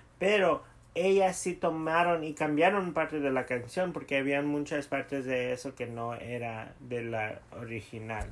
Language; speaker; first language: Spanish; early bilingual, heritage; Spanish